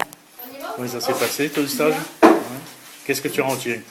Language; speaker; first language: French; native; French